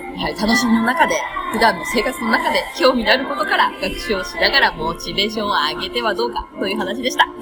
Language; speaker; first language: Japanese; native; Japanese